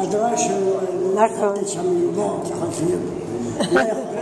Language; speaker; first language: Hebrew; non-native, fluent; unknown